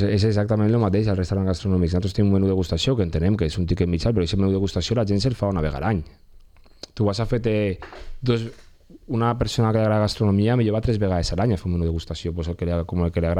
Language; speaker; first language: Catalan; native; Catalan